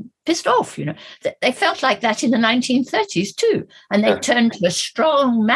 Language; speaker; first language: English; native; English